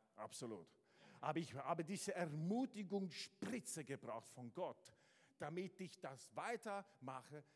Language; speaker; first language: German; non-native, fluent; Italian